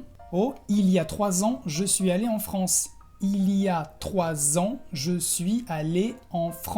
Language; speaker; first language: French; non-native, fluent; Spanish